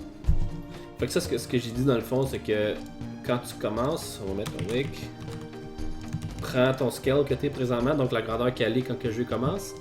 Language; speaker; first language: French; native; French